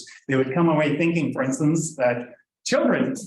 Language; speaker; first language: English; non-native, fluent; Norwegian